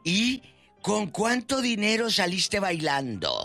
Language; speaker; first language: Spanish; native; Spanish